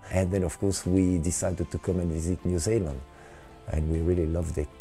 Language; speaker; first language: English; non-native, fluent; French